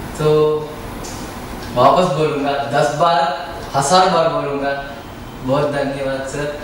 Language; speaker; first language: Hindi; non-native, learner; Sinhala